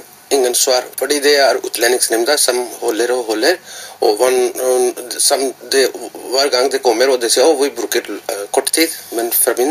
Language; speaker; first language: Norwegian; non-native, learner; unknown